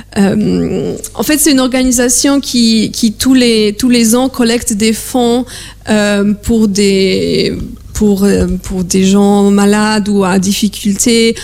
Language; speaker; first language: French; non-native, fluent; Polish